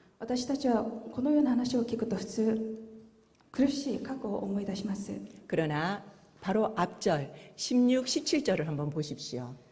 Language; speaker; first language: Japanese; non-native, fluent; Korean